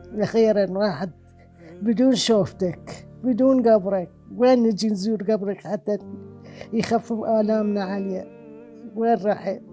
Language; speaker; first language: Arabic; non-native, local second language; Southern Kurdish